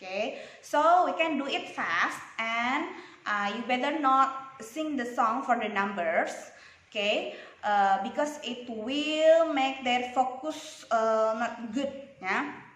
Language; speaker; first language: English; non-native, local second language; Indonesian